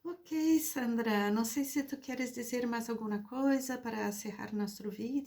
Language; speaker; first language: Spanish; non-native, fluent; Portuguese